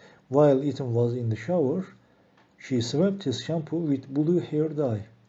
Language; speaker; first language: English; non-native, fluent; Turkish